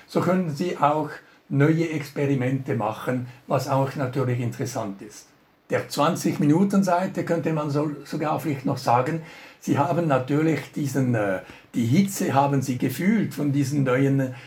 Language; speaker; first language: German; non-native, local second language; French